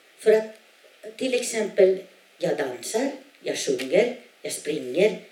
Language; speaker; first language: Swedish; non-native, local second language; Northern Sami